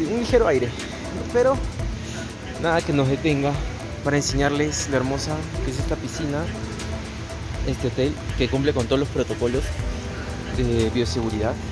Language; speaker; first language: Spanish; native; Spanish